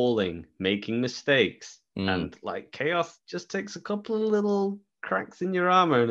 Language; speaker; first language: English; native; English